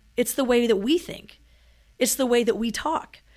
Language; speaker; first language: English; native; English